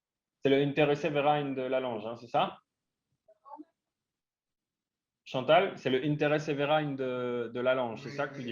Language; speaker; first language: French; native; French